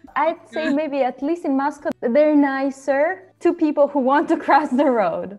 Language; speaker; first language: English; non-native, fluent; Italian